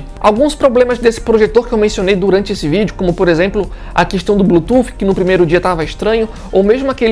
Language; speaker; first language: Portuguese; native; Portuguese